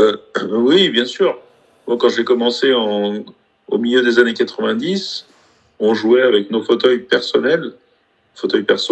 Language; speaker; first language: French; native; French